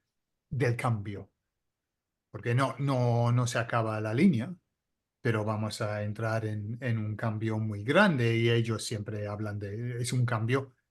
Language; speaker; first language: Spanish; non-native, fluent; English